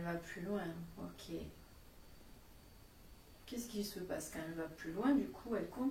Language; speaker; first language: French; native; French